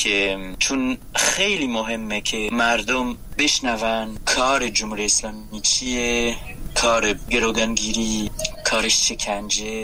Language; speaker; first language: Persian; non-native, learner; French